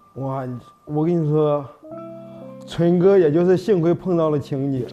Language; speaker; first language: Chinese; native; Chinese